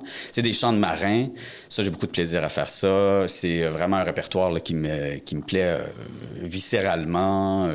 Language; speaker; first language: French; native; French